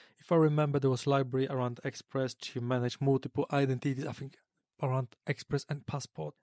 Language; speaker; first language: English; non-native, fluent; Polish